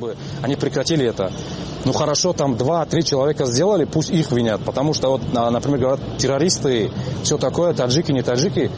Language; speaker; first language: Russian; non-native, local second language; Tajik